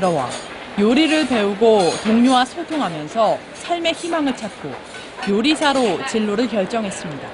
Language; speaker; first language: Korean; native; Korean